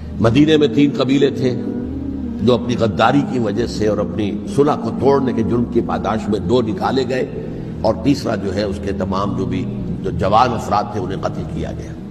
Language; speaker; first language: Urdu; native; Urdu